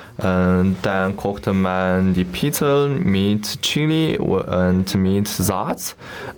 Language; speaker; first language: German; non-native, learner; Chinese